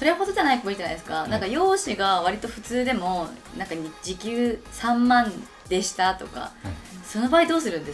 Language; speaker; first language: Japanese; native; Japanese